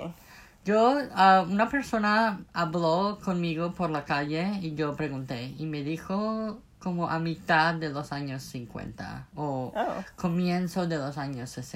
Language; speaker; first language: Spanish; non-native, fluent; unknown